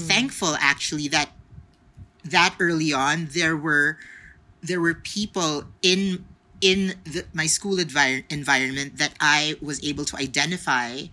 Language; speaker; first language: English; non-native, local second language; Filipino